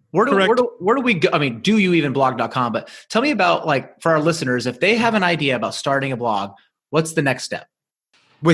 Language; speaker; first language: English; native; English